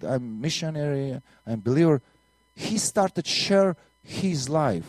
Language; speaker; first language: English; non-native, learner; Russian